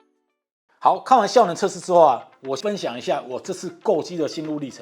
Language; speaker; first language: Chinese; native; Chinese